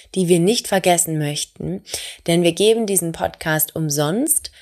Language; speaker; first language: German; native; German